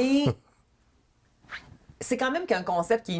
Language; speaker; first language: French; native; French